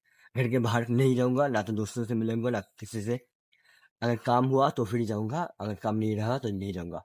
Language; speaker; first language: Hindi; non-native, local second language; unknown